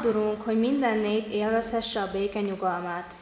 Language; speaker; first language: Hungarian; native; Hungarian